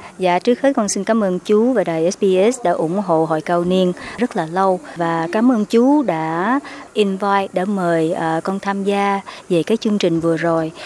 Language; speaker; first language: Vietnamese; native; Vietnamese